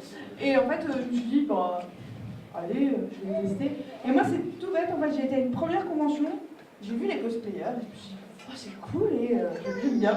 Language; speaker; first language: French; native; French